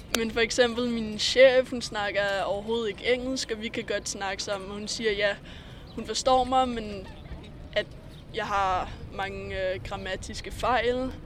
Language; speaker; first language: Danish; native; Danish